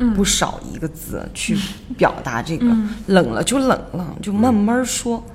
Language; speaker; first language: Chinese; non-native, local second language; Wu Chinese